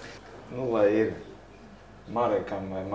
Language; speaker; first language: Latvian; native; Latvian